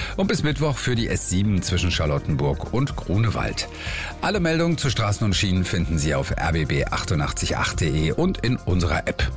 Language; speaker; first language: German; native; German